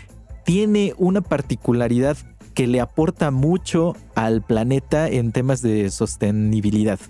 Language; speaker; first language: Spanish; native; Spanish